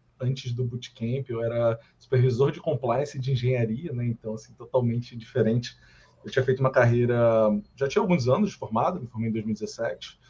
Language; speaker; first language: Portuguese; native; Portuguese